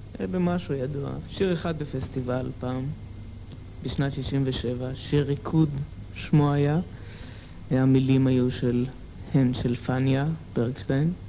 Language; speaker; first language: Hebrew; native; Hebrew